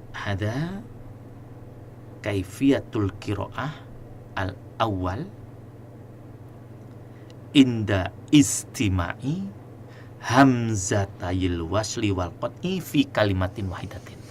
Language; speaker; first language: Arabic; non-native, fluent; Indonesian